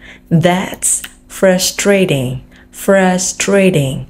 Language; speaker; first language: English; non-native, fluent; Vietnamese